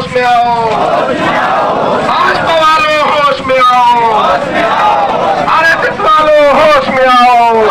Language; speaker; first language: Hindi; native; Hindi